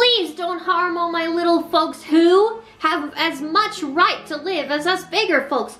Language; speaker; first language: English; native; English